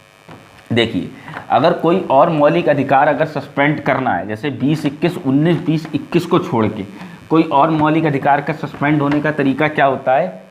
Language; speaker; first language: Hindi; native; Hindi